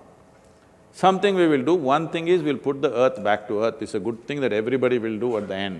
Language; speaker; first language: English; non-native, local second language; Kannada